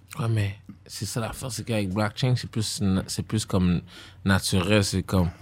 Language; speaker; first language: French; native; French